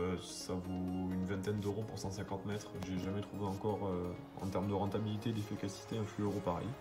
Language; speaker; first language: French; native; French